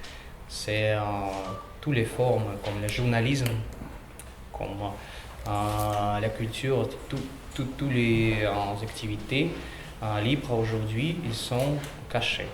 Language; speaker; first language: French; non-native, learner; Russian